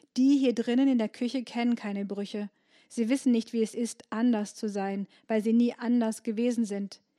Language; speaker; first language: German; early bilingual, other home language; Turkish